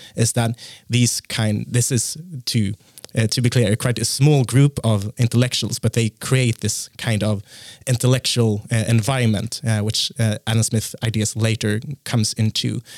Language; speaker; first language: English; non-native, fluent; Swedish